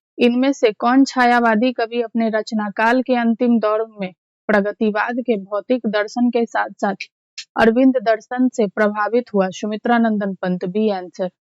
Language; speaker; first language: Hindi; native; Hindi